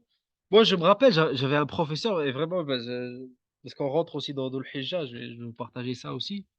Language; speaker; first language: French; native; French